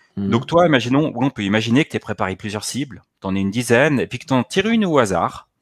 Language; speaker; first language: French; native; French